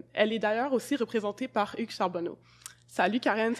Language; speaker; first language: French; native; French